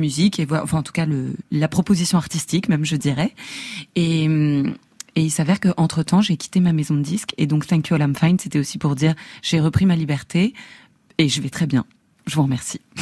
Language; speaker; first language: French; native; French